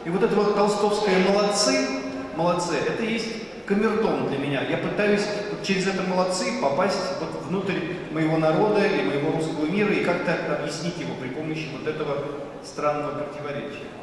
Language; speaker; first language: Russian; native; Russian